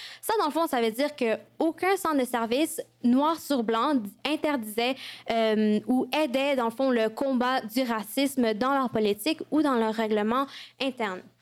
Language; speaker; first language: French; early bilingual, other home language; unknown